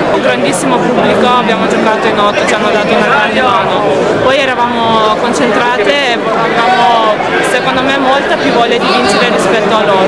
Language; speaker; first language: Italian; non-native, fluent; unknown